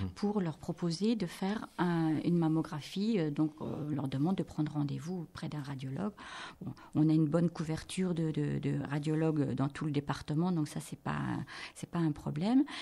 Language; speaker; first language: French; native; French